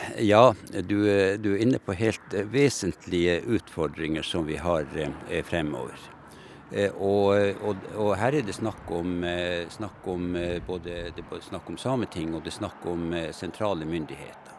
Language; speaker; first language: Norwegian; native; Norwegian